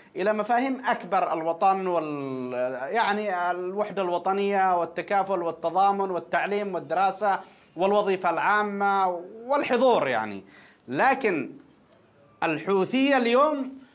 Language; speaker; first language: Arabic; native; Arabic